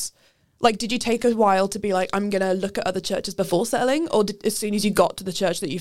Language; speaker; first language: English; native; English